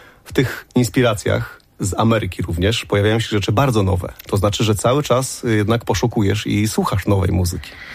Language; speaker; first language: Polish; native; Polish